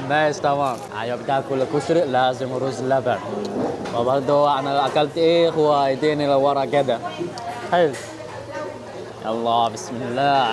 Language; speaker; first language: Arabic; non-native, learner; Chinese